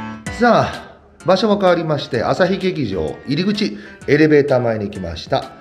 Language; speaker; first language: Japanese; native; Japanese